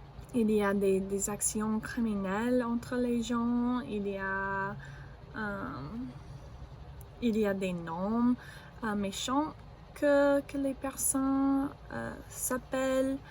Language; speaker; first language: French; non-native, learner; English